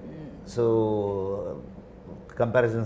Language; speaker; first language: Telugu; non-native, learner; Kannada